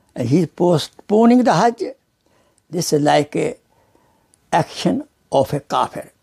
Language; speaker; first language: English; non-native, local second language; Urdu